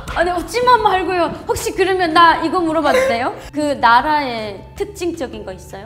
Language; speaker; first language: Korean; native; Korean